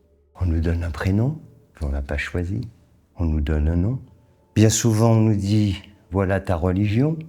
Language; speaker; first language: French; native; French